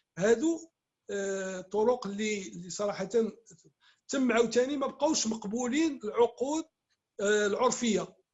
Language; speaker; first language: Arabic; native; Arabic